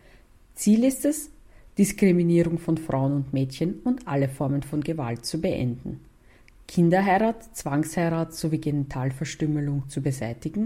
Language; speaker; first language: German; native; German